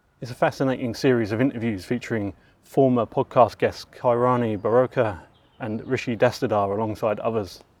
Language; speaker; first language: English; native; English